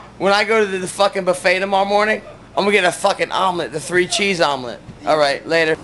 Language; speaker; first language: English; native; English